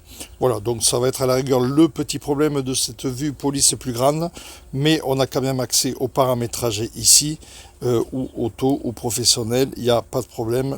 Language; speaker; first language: French; native; French